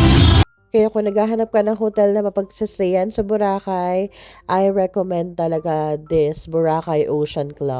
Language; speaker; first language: Filipino; native; Filipino